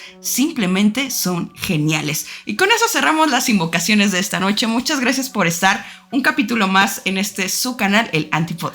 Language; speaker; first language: Spanish; native; Spanish